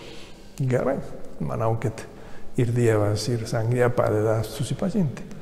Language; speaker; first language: Lithuanian; non-native, learner; Spanish